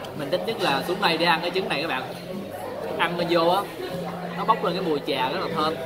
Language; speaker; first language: Vietnamese; early bilingual, other home language; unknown